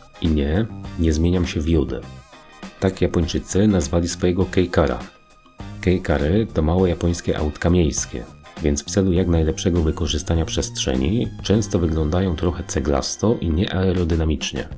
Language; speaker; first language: Polish; native; Polish